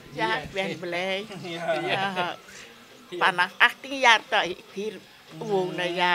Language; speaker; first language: Dutch; non-native, local second language; Caribbean Hindustani